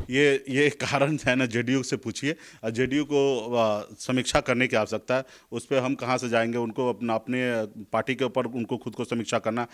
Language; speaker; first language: Hindi; native; Hindi